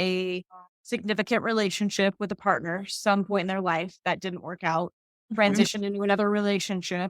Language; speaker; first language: English; native; English